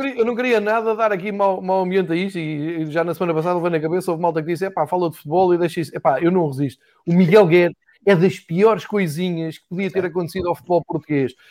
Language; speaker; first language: Portuguese; native; Portuguese